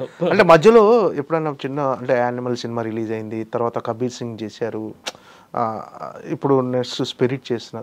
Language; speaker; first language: Telugu; native; Telugu